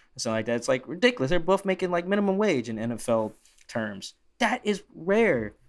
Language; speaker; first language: English; native; English